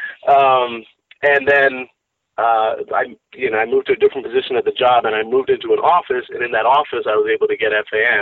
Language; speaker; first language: English; native; English